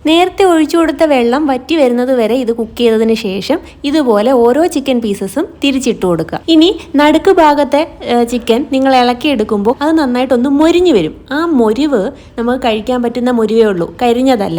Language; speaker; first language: Malayalam; native; Malayalam